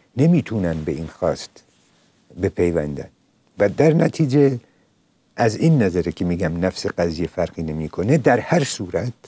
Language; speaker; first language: Persian; non-native, local second language; Central Kurdish